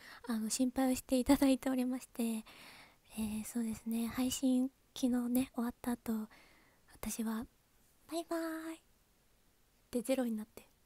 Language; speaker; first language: Japanese; native; Japanese